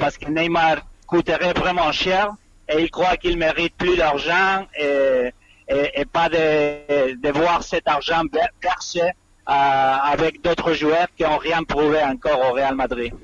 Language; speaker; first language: French; non-native, fluent; Spanish